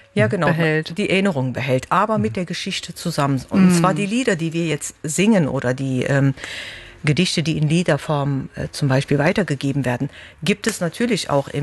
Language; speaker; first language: German; early bilingual, other home language; Turkish